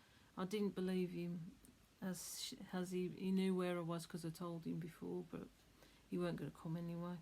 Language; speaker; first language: English; native; English